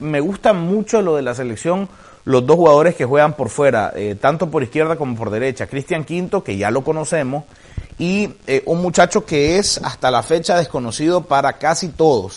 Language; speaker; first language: Spanish; native; Spanish